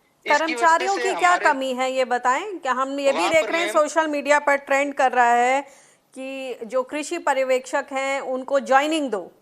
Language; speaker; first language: Hindi; native; Hindi